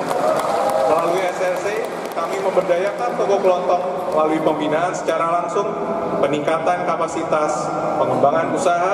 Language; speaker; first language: Indonesian; native; Indonesian